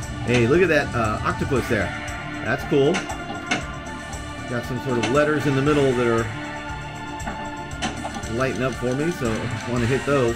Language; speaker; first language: English; native; English